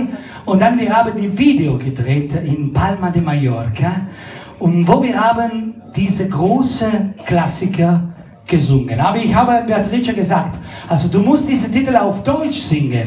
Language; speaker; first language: German; non-native, fluent; Italian